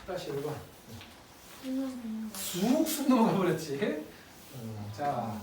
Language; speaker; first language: Korean; native; Korean